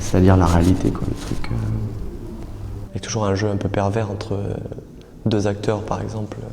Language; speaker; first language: French; native; French